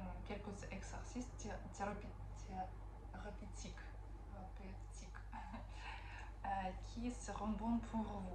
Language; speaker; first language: French; non-native, fluent; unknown